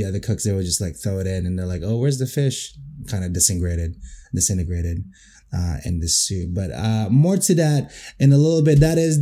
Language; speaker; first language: English; non-native, local second language; Filipino